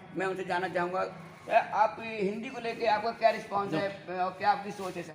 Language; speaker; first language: Hindi; native; Hindi